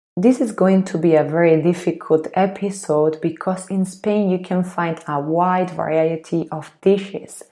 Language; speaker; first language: English; non-native, fluent; Spanish